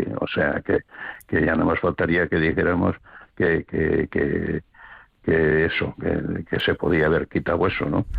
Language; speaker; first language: Spanish; native; Spanish